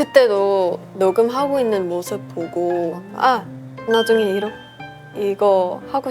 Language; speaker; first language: Korean; early bilingual, heritage; English